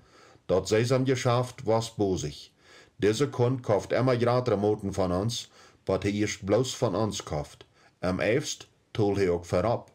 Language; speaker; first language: German; early bilingual, heritage; Plautdietsch